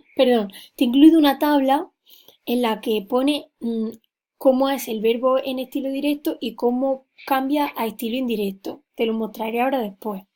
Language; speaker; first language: Spanish; native; Spanish